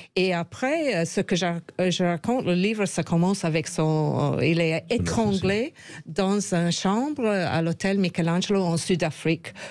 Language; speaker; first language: French; non-native, fluent; English